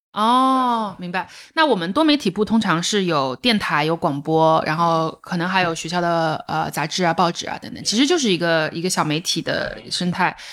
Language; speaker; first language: Chinese; native; Chinese